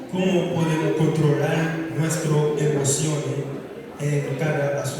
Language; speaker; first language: Spanish; non-native, fluent; Haitian Creole